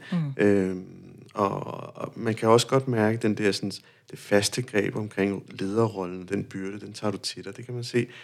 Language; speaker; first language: Danish; non-native, fluent; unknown